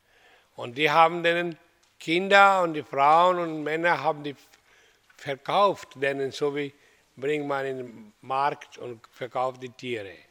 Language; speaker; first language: German; non-native, fluent; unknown